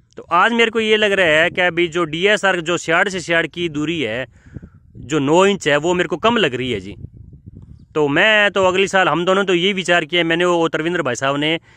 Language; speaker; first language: Hindi; native; Hindi